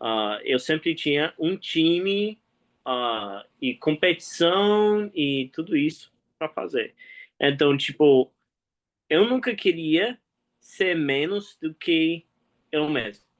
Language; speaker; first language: Portuguese; non-native, fluent; English